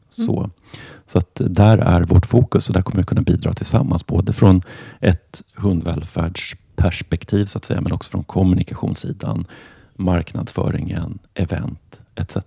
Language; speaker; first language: Swedish; native; Swedish